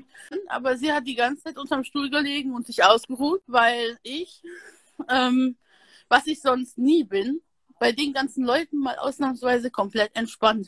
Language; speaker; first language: German; native; German